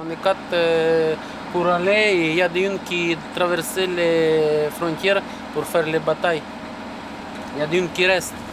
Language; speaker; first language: French; non-native, learner; Ukrainian